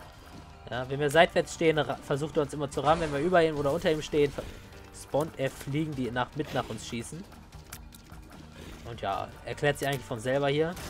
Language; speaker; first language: German; native; German